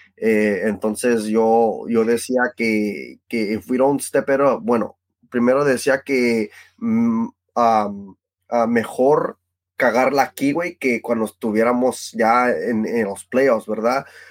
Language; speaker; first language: Spanish; early bilingual, heritage; Spanish